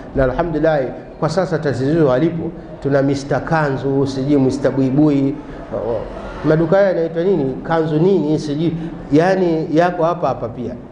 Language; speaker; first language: Swahili; native; Swahili